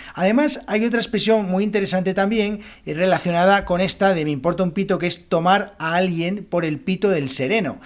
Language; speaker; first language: Spanish; native; Spanish